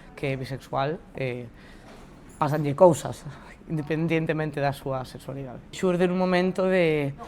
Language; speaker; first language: Galician; non-native, local second language; Spanish